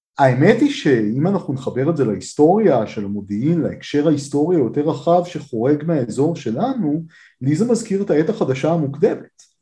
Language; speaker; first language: Hebrew; native; Hebrew